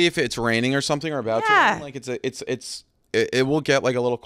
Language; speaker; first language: English; native; English